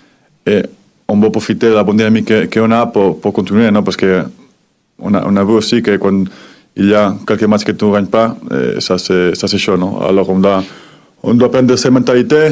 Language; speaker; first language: French; non-native, fluent; Spanish